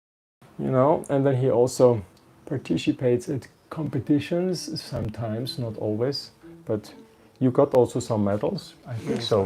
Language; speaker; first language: English; non-native, fluent; German